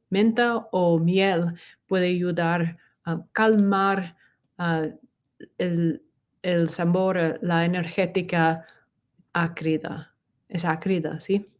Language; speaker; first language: Spanish; non-native, learner; English